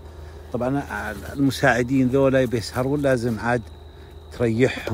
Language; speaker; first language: Arabic; native; Arabic